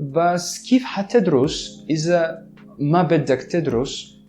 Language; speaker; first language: Arabic; non-native, fluent; Portuguese